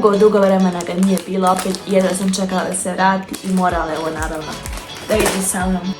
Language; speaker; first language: Bosnian; early bilingual, heritage; Bosnian